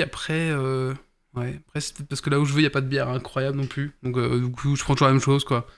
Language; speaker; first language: French; native; French